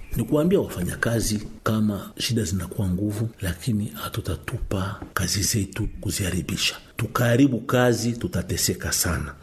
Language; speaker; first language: Swahili; non-native, local second language; Nande